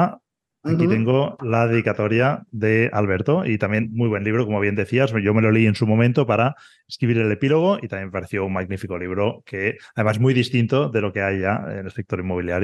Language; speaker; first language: Spanish; native; Spanish